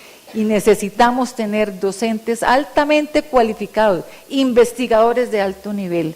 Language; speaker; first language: Spanish; native; Spanish